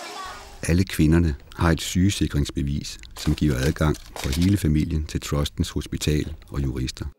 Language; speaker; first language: Danish; native; Danish